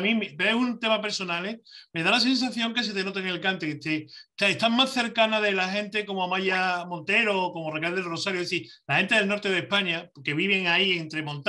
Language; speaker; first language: Spanish; native; Spanish